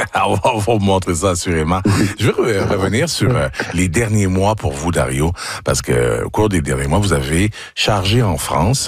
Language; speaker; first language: French; native; French